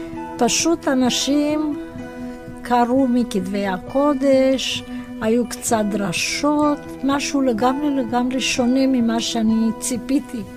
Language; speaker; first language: Hebrew; non-native, fluent; Romanian